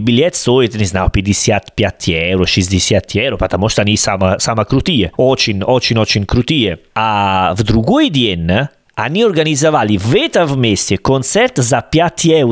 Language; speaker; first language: Russian; non-native, learner; Italian